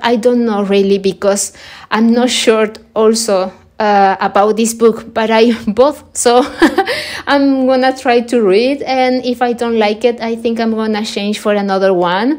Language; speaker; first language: English; non-native, learner; Spanish